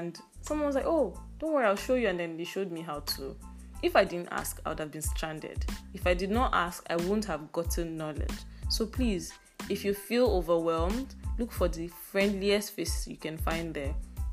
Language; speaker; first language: English; non-native, local second language; Yoruba